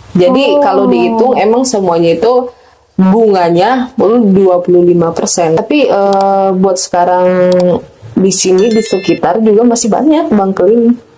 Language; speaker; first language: Indonesian; non-native, local second language; Batak Toba